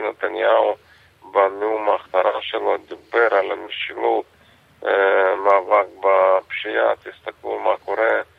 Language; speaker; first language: Hebrew; non-native, fluent; Russian